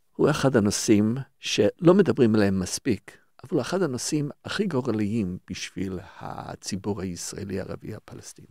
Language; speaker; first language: Hebrew; early bilingual, other home language; English